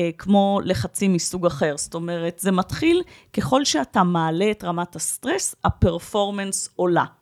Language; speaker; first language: Hebrew; native; Hebrew